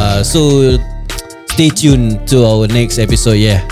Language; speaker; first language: English; non-native, local second language; Malay